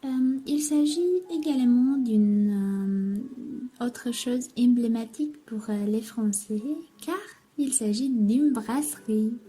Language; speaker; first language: French; non-native, learner; Romanian